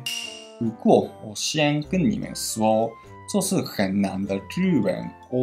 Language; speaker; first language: Chinese; non-native, fluent; Japanese